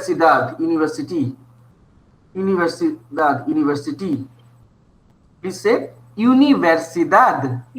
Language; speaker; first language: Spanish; non-native, fluent; Bangla